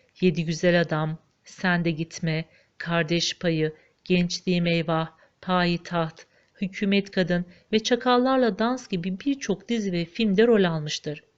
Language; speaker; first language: Turkish; native; Turkish